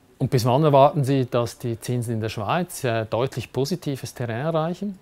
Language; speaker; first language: German; native; German